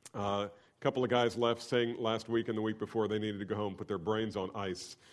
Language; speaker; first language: English; native; English